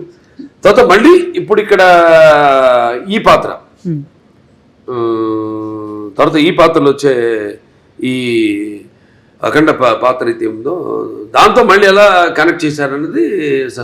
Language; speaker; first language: Telugu; native; Telugu